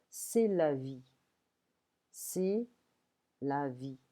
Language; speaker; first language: French; non-native, fluent; English